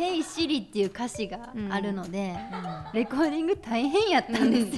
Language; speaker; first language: Japanese; native; Japanese